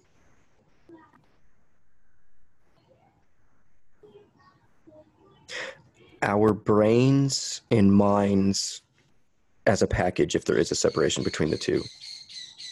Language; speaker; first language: English; native; English